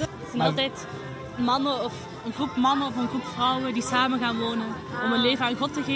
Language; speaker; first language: Dutch; native; Dutch